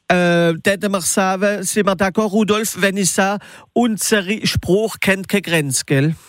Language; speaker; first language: German; non-native, local second language; French